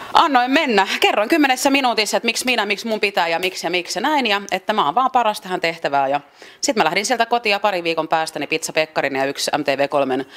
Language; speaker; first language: Finnish; early bilingual, other home language; French